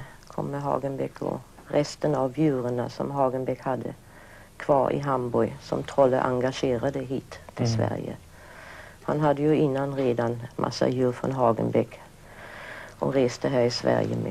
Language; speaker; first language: Swedish; early bilingual, other home language; German